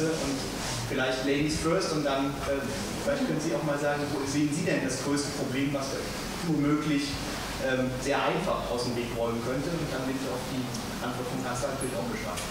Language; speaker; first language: German; native; German